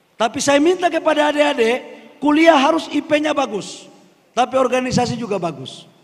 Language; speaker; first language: Indonesian; native; Indonesian